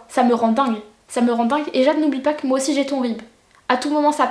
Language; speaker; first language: French; native; French